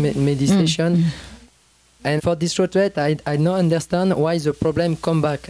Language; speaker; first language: English; non-native, learner; French